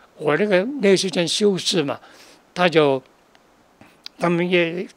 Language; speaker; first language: Chinese; non-native, local second language; Cantonese